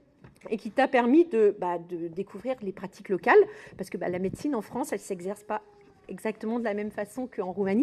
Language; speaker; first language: French; native; French